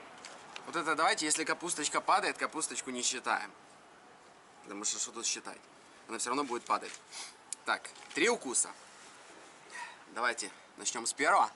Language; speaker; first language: Russian; native; Russian